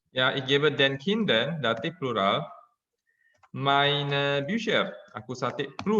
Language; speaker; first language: German; non-native, fluent; Indonesian